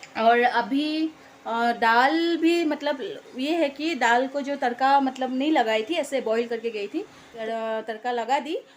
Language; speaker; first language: Hindi; non-native, local second language; Bangla